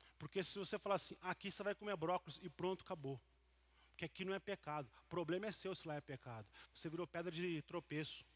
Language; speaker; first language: Portuguese; native; Portuguese